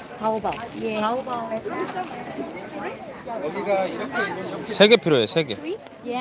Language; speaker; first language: Korean; native; Korean